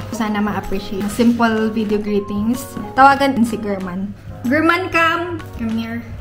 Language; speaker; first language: Filipino; native; Filipino